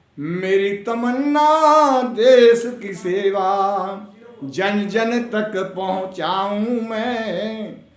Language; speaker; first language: Hindi; native; Hindi